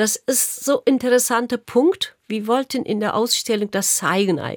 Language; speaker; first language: German; non-native, local second language; Turkish